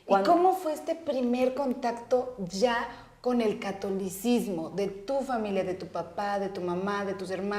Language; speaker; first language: Spanish; native; Spanish